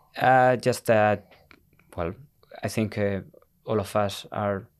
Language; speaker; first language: English; non-native, fluent; Spanish